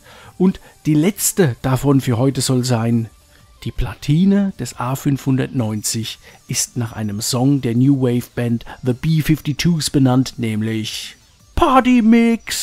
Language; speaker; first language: German; native; German